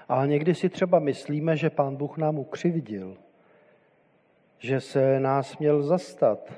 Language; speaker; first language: Czech; native; Czech